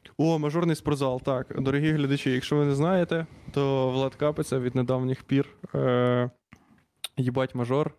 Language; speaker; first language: Ukrainian; native; Ukrainian